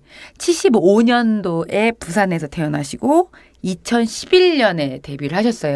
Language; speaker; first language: Korean; native; Korean